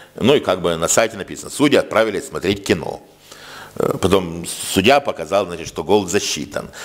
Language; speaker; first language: Russian; native; Russian